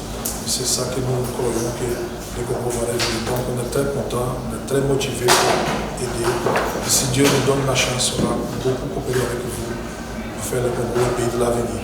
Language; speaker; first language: French; non-native, fluent; Portuguese